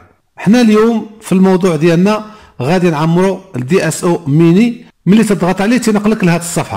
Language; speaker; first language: Arabic; native; Arabic